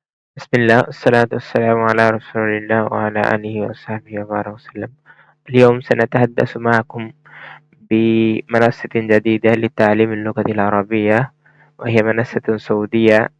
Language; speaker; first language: Arabic; non-native, fluent; Bangla